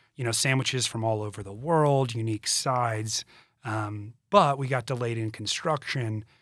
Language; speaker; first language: English; native; English